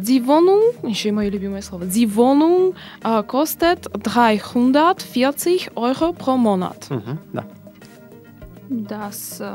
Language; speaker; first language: German; non-native, learner; Russian